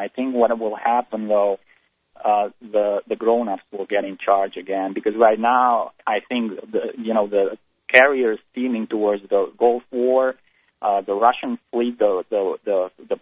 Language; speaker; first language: English; native; English